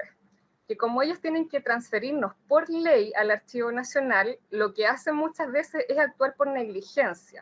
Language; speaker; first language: Spanish; native; Spanish